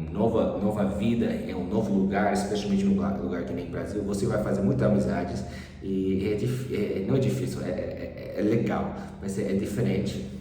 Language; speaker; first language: Portuguese; early bilingual, other home language; English